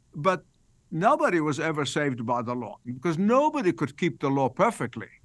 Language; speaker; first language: English; non-native, fluent; Arabic